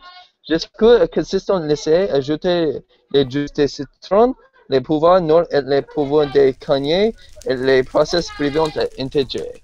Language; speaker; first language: French; non-native, learner; English